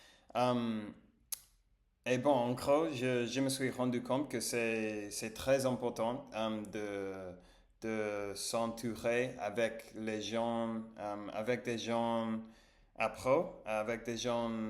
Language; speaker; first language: French; non-native, learner; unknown